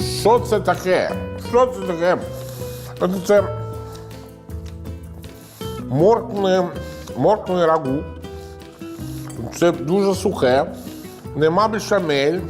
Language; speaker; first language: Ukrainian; non-native, learner; Italian